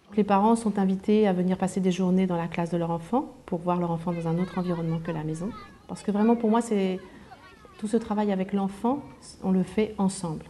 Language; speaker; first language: French; native; French